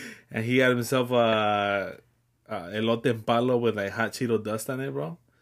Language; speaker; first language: English; early bilingual, other home language; Spanish